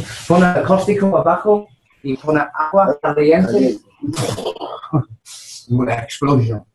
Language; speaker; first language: Spanish; non-native, learner; English